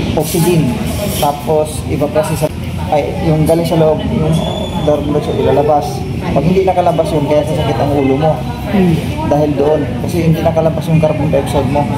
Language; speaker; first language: Filipino; native; Filipino